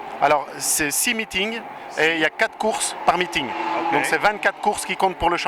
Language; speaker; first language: French; native; French